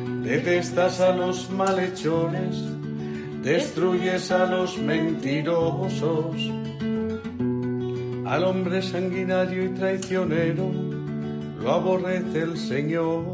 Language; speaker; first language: Spanish; native; Spanish